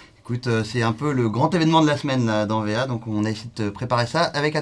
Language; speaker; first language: French; native; French